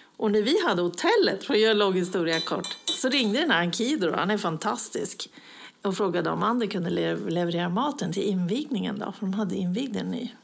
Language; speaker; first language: Swedish; native; Swedish